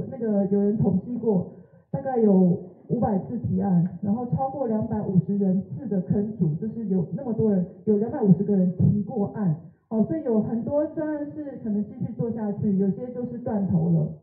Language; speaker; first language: Chinese; native; Chinese